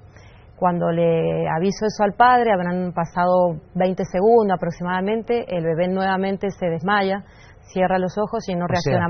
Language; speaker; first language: Spanish; native; Spanish